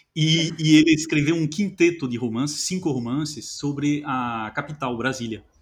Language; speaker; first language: Portuguese; non-native, fluent; French